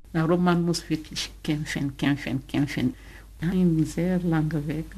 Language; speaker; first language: German; non-native, learner; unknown